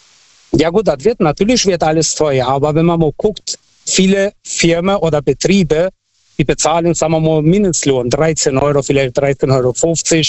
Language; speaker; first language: German; non-native, fluent; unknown